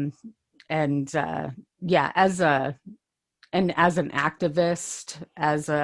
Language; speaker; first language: English; native; English